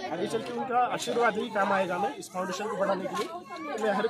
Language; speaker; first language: Hindi; native; Hindi